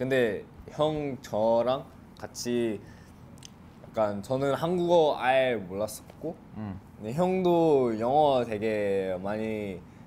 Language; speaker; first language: Korean; non-native, fluent; English